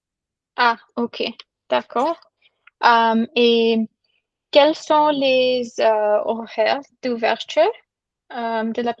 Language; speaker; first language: French; non-native, learner; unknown